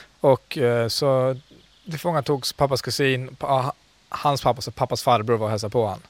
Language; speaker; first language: Swedish; early bilingual, other home language; Central Kurdish